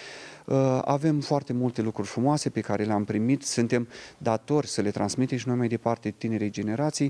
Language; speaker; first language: Romanian; non-native, local second language; Russian